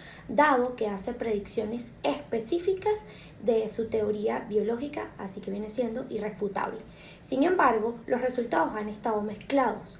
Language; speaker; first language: Spanish; native; Spanish